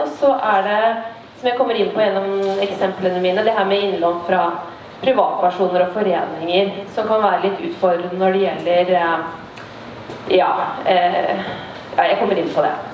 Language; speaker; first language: Norwegian; native; Norwegian